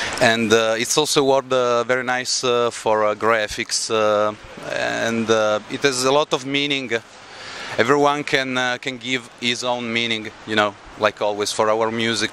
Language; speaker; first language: English; non-native, learner; Italian